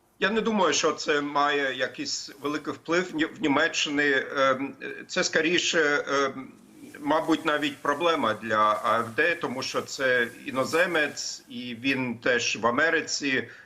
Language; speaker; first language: Ukrainian; non-native, fluent; German